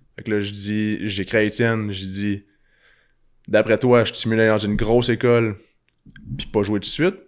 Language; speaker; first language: French; native; French